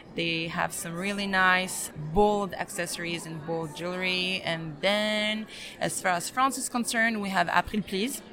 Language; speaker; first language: English; early bilingual, other home language; Serbian